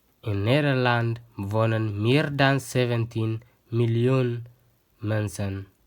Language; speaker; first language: Dutch; non-native, learner; Tigrinya